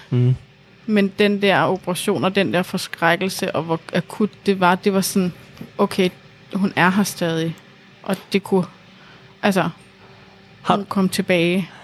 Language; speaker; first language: Danish; native; Danish